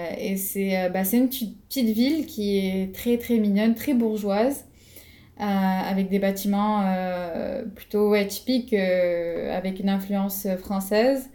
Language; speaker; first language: French; non-native, local second language; Arabic